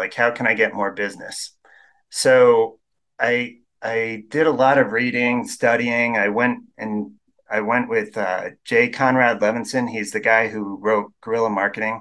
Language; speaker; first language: English; native; English